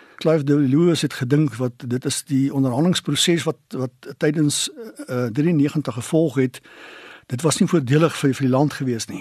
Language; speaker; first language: Afrikaans; native; Afrikaans